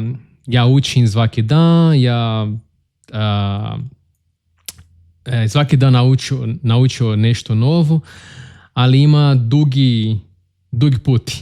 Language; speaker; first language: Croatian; non-native, learner; Portuguese